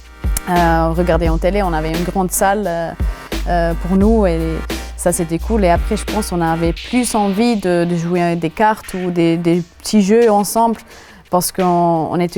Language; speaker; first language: French; non-native, local second language; German